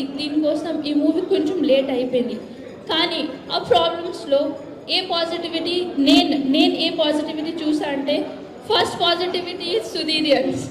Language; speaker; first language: Telugu; non-native, learner; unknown